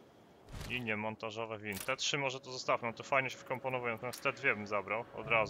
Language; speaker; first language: Polish; native; Polish